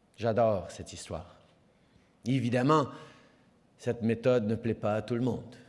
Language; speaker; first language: French; early bilingual, heritage; French